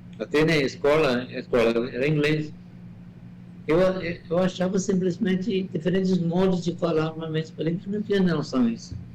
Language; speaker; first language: Portuguese; non-native, fluent; Malayalam